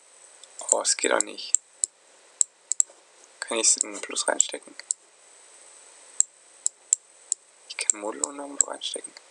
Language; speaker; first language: German; native; German